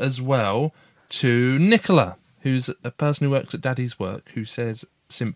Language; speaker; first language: English; native; English